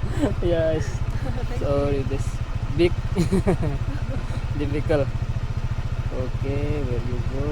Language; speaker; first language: English; non-native, learner; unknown